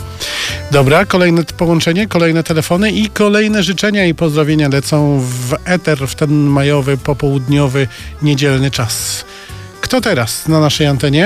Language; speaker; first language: Polish; native; Polish